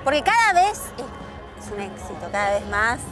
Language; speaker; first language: Spanish; native; Spanish